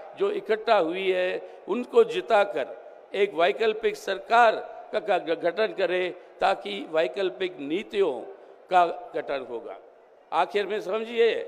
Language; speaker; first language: Hindi; non-native, local second language; Telugu